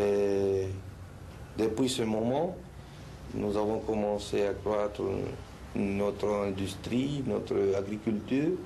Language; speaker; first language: French; non-native, local second language; Spanish